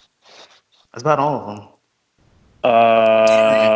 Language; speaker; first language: English; native; English